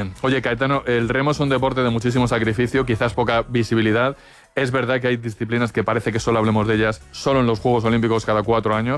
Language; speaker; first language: Spanish; native; Spanish